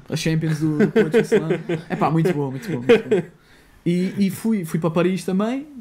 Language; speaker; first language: Portuguese; native; Portuguese